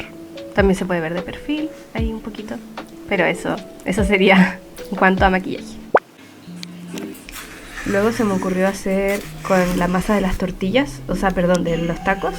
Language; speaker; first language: Spanish; native; Spanish